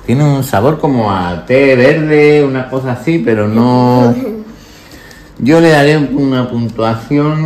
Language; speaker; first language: Spanish; native; Spanish